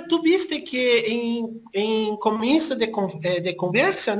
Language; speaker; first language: Portuguese; non-native, fluent; Spanish